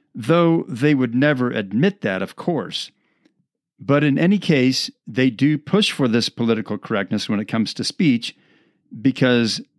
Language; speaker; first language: English; native; English